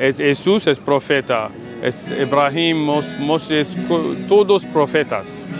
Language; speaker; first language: Spanish; non-native, learner; English